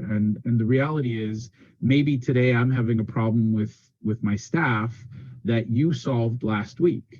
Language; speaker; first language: English; native; English